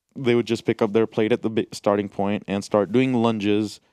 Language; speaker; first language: English; non-native, local second language; Gujarati